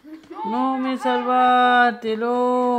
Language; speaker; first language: Spanish; native; Spanish